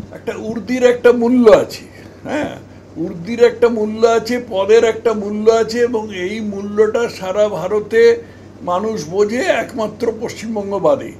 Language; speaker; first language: Bangla; native; Bangla